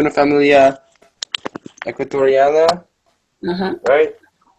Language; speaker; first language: Spanish; non-native, learner; English